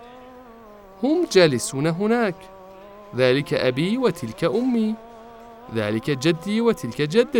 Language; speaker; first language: Arabic; non-native, fluent; Persian